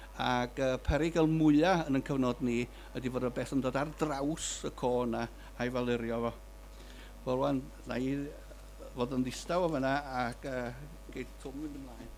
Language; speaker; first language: Welsh; native; Welsh